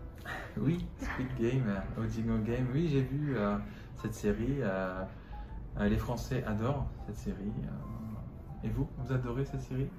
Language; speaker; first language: French; non-native, fluent; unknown